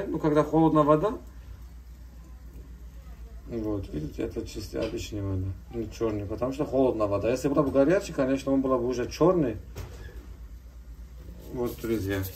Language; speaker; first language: Russian; non-native, learner; Turkish